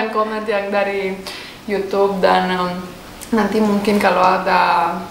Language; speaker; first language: Indonesian; non-native, learner; Russian